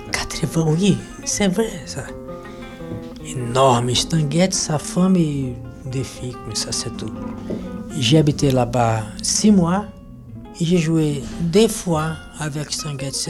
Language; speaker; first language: French; non-native, learner; Portuguese